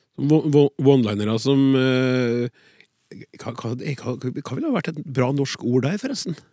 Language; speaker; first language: Norwegian; native; Norwegian